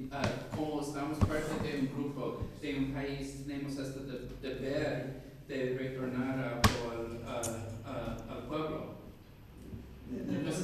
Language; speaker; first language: Spanish; non-native, fluent; English